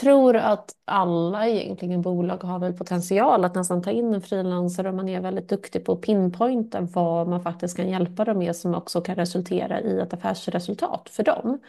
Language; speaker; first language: Swedish; native; Swedish